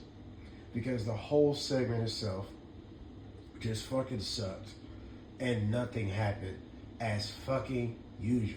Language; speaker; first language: English; native; English